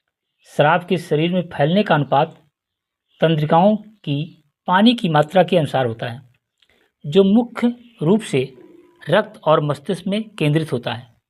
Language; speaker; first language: Hindi; native; Hindi